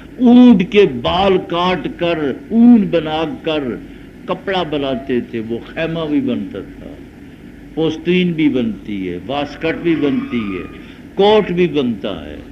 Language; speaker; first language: Urdu; non-native, local second language; Punjabi